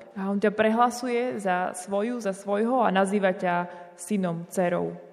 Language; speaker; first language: Slovak; native; Slovak